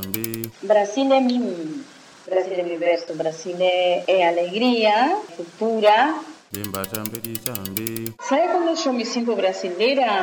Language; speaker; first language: Spanish; non-native, fluent; Portuguese